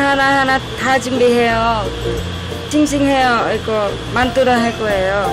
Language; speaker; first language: Korean; non-native, learner; Vietnamese